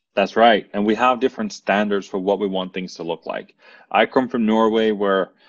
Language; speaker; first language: English; non-native, fluent; Norwegian